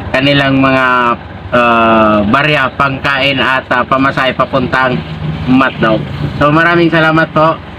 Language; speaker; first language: Filipino; non-native, local second language; Bikol